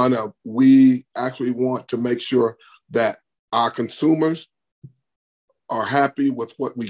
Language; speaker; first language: English; native; English